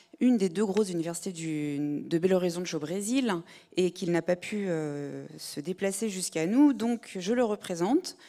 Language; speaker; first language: French; native; French